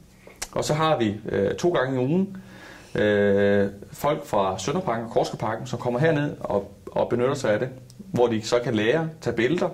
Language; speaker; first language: Danish; native; Danish